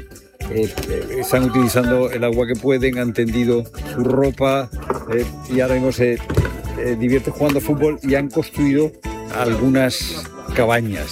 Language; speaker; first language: Spanish; native; Spanish